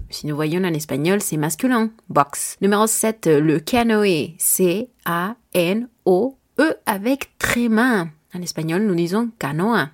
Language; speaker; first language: French; non-native, learner; Spanish